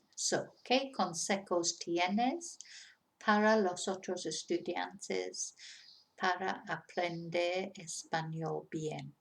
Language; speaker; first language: Spanish; non-native, fluent; English